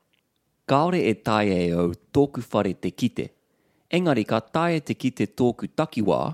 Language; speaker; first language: Māori; non-native, local second language; English